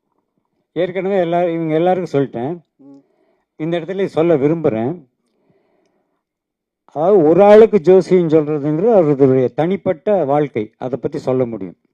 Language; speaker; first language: Tamil; native; Tamil